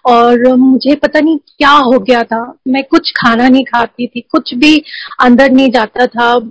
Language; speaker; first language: Hindi; native; Hindi